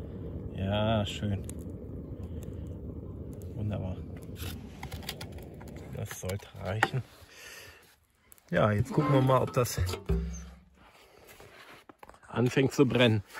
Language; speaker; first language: German; native; German